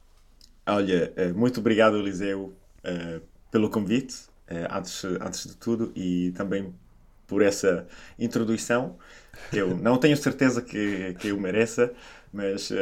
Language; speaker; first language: Portuguese; non-native, fluent; Italian